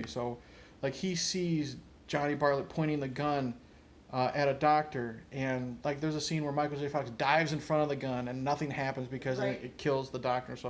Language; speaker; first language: English; native; English